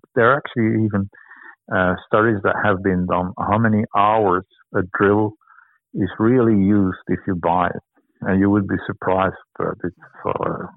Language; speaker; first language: English; non-native, fluent; Dutch